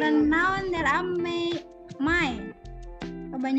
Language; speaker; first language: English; non-native, learner; Indonesian